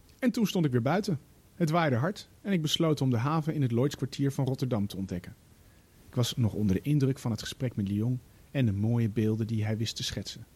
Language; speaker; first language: Dutch; native; Dutch